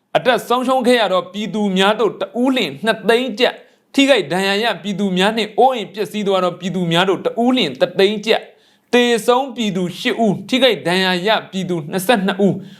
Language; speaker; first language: Burmese; non-native, local second language; Mon